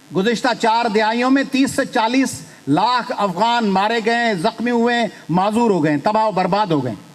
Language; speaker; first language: Urdu; non-native, local second language; Sindhi